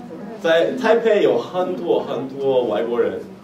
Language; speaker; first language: Chinese; non-native, learner; English